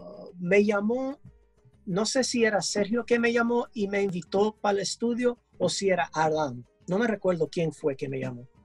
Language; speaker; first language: Spanish; early bilingual, heritage; English